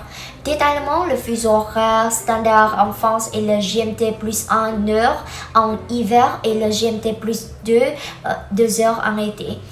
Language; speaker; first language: French; non-native, learner; Vietnamese